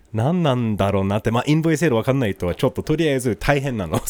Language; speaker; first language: Japanese; non-native, fluent; English